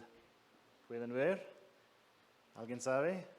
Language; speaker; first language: Spanish; non-native, fluent; English